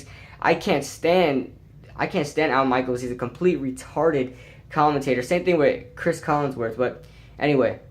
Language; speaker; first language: English; native; English